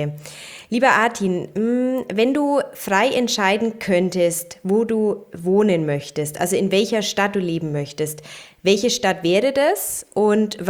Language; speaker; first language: German; native; German